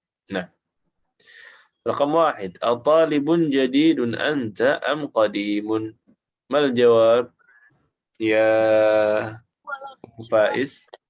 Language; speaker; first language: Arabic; non-native, fluent; Indonesian